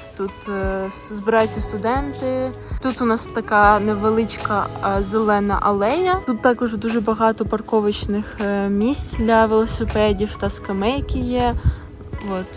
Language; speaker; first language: Ukrainian; native; Ukrainian